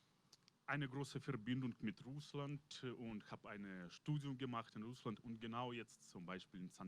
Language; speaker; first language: German; non-native, learner; Russian